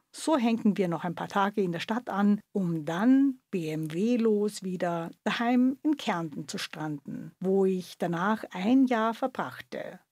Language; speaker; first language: German; native; German